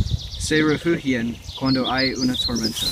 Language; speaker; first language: Spanish; non-native, learner; English